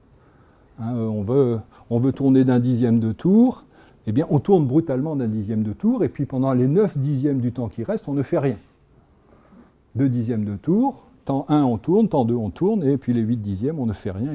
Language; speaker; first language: French; native; French